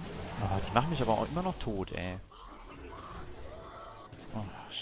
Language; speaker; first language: German; native; German